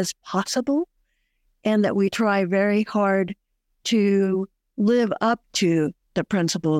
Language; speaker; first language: English; native; English